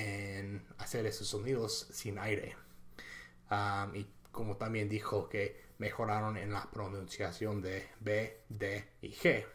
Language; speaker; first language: Spanish; non-native, fluent; English